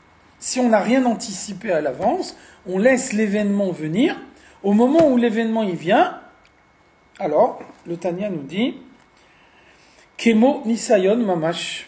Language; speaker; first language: French; native; French